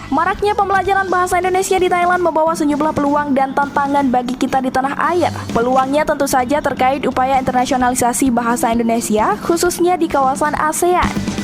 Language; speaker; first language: Indonesian; native; Indonesian